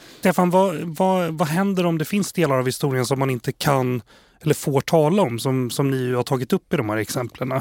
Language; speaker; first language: Swedish; native; Swedish